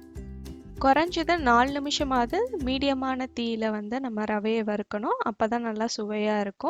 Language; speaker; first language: Tamil; native; Tamil